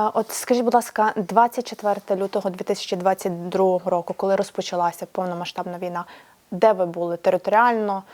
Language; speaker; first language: Ukrainian; native; Ukrainian